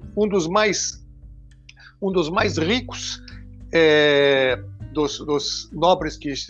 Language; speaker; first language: Portuguese; non-native, fluent; Hebrew